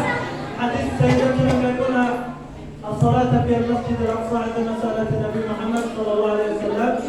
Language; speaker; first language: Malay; non-native, learner; Arabic